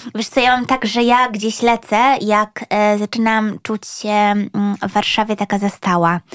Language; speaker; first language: Polish; early bilingual, heritage; Polish